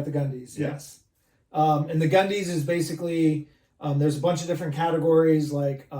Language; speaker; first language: English; native; English